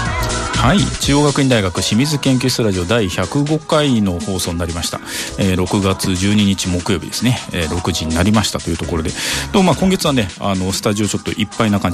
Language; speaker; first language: Japanese; native; Japanese